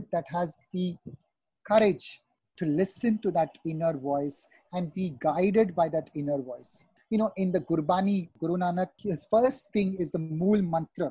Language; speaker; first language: English; non-native, local second language; Hindi